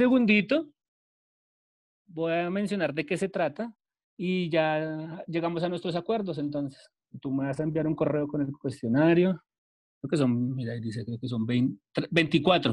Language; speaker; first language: Spanish; native; Spanish